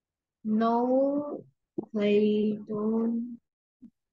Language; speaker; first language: English; non-native, learner; Vietnamese